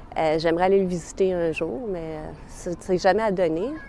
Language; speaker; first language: French; native; French